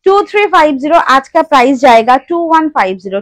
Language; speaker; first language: Hindi; non-native, local second language; Bangla